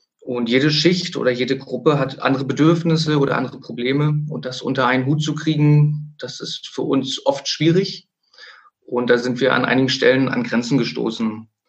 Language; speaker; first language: German; native; German